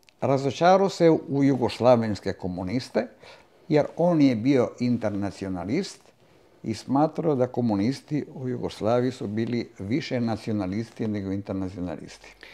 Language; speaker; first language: Croatian; non-native, local second language; Italian